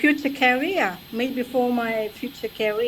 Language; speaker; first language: English; non-native, learner; Kazakh